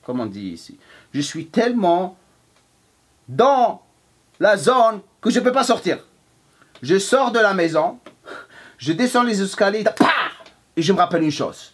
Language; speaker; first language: French; non-native, fluent; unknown